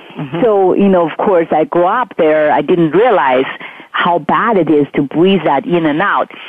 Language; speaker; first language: English; non-native, fluent; Chinese